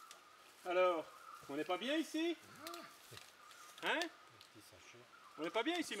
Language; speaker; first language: French; native; French